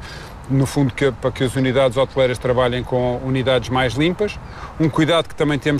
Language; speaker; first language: Portuguese; native; Portuguese